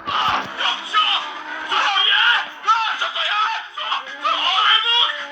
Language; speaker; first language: Czech; native; Czech